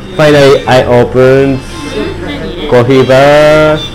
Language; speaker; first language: English; non-native, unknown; Japanese